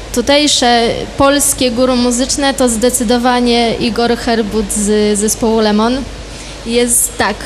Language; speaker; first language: Polish; native; Polish